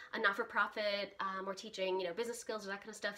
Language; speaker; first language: English; early bilingual, other home language; Russian